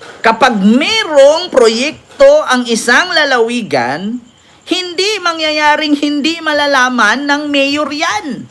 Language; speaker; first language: Filipino; native; Filipino